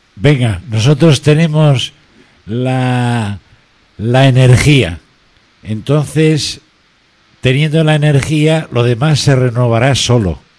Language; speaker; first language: Spanish; native; Spanish